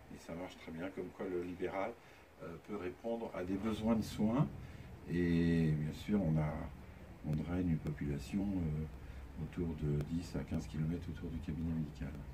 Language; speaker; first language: French; native; French